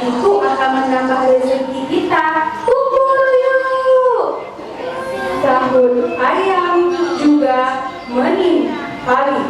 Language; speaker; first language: Indonesian; native; Indonesian